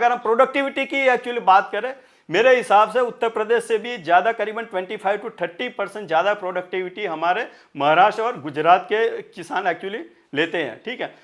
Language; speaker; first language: Hindi; non-native, local second language; Marathi